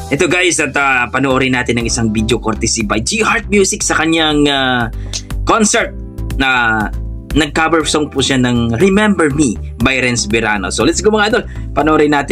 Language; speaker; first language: Filipino; native; Filipino